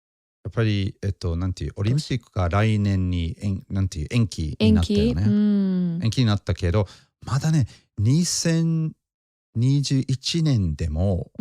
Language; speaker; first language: Japanese; non-native, fluent; English